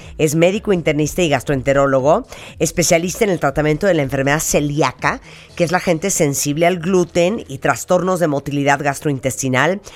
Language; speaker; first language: Spanish; native; Spanish